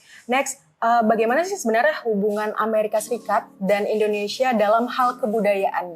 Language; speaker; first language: Indonesian; native; Indonesian